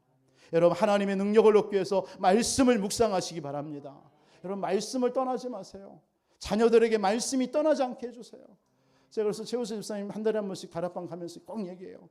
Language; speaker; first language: Korean; native; Korean